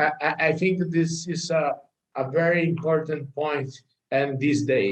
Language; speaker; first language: English; non-native, learner; Portuguese